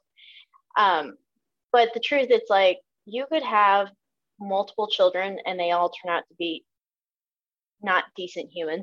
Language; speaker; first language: English; native; English